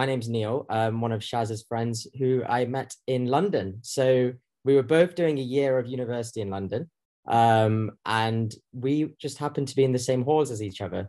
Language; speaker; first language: English; native; English